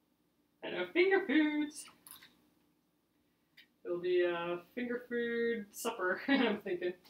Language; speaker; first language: English; native; English